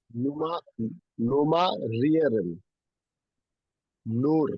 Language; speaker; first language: German; non-native, learner; Bangla